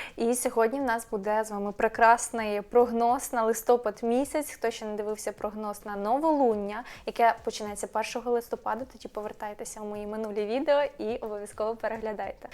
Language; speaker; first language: Ukrainian; non-native, local second language; Russian